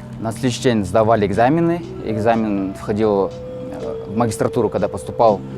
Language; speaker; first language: Russian; non-native, local second language; Kazakh